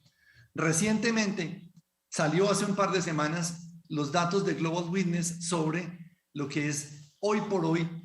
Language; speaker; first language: Spanish; native; Spanish